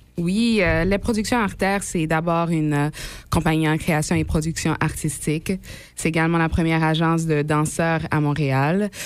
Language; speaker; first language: French; non-native, local second language; Haitian Creole